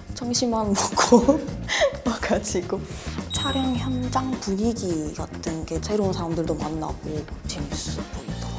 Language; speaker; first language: Korean; non-native, fluent; Mongolian